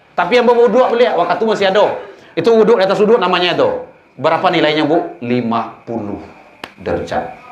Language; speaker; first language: Malay; non-native, local second language; Minangkabau